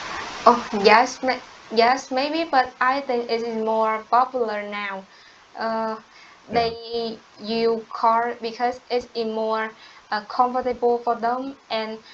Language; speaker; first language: English; non-native, learner; Vietnamese